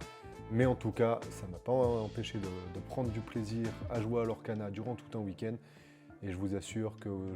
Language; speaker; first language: French; native; French